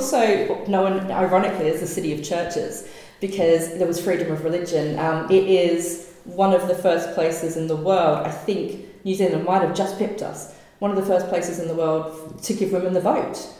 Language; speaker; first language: English; native; English